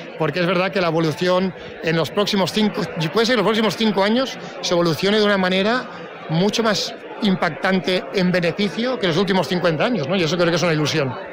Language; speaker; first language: Spanish; non-native, local second language; Catalan